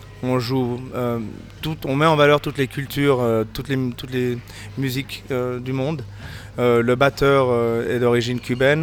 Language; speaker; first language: French; native; French